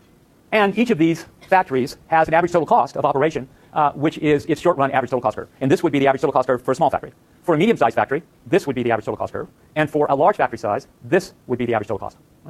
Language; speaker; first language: English; native; English